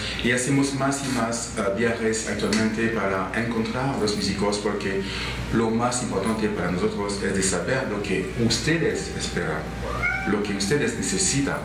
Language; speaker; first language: Spanish; non-native, learner; French